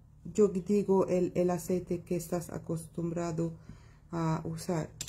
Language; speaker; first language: Spanish; non-native, fluent; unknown